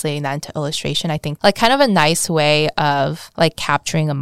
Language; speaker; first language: English; early bilingual, other home language; Vietnamese